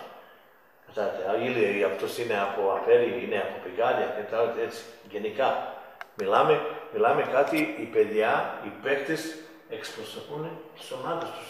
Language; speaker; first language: Greek; non-native, fluent; Serbian